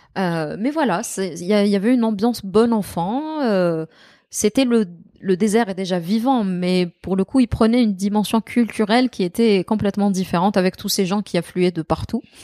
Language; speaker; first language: French; non-native, local second language; Arabic